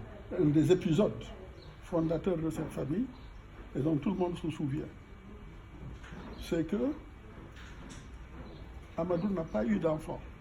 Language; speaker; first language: French; non-native, local second language; Fula